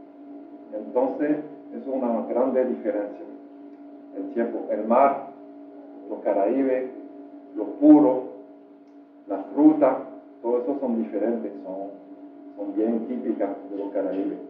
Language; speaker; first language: Spanish; non-native, fluent; French